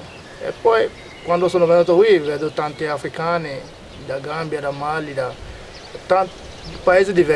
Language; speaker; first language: Italian; non-native, learner; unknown